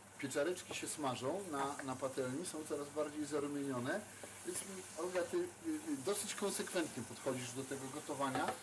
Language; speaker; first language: Polish; native; Polish